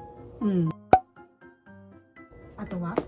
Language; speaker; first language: Japanese; non-native, fluent; Filipino